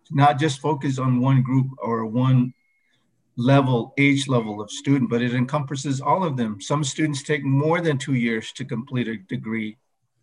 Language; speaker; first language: English; early bilingual, other home language; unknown